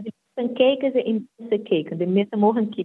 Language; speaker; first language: Dutch; non-native, fluent; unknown